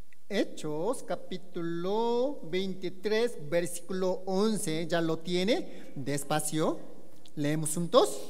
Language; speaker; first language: Spanish; non-native, learner; Korean